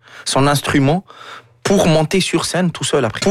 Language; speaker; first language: French; non-native, local second language; Arabic